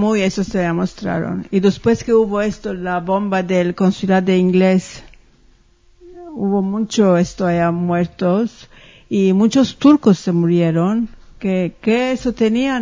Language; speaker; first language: Spanish; early bilingual, heritage; Ladino